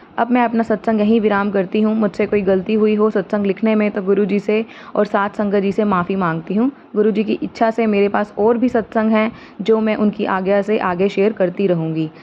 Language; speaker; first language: Hindi; native; Hindi